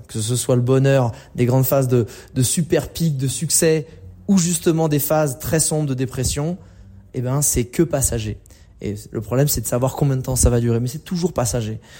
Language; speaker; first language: French; native; French